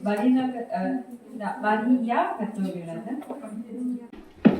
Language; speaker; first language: Russian; non-native, fluent; Korean